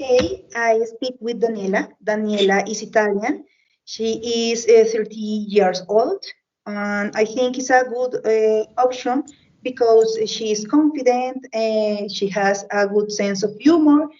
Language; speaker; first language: English; non-native, learner; Spanish